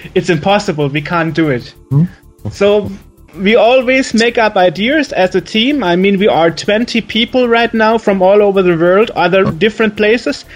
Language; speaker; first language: English; non-native, fluent; German